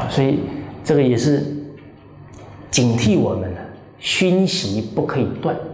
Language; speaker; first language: Chinese; native; Chinese